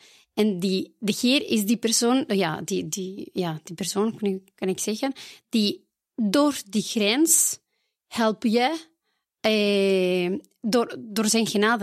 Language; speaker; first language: Dutch; non-native, fluent; Spanish